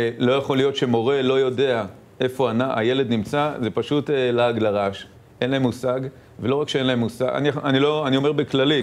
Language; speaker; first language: Hebrew; native; Hebrew